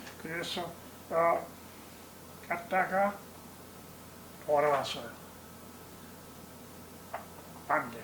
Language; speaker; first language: Korean; non-native, learner; English